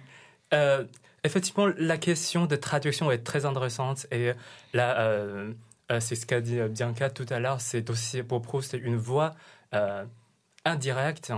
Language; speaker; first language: French; non-native, fluent; Chinese